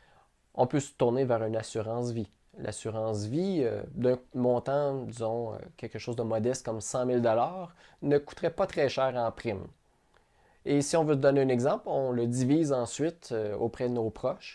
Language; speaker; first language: French; native; French